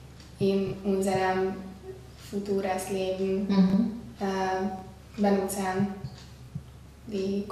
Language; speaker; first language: German; non-native, learner; Hungarian